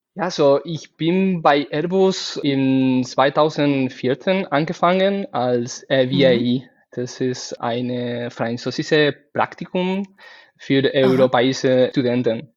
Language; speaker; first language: German; non-native, fluent; Spanish